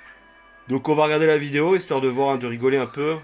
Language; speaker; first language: French; native; French